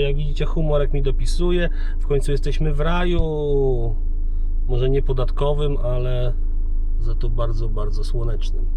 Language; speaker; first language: Polish; native; Polish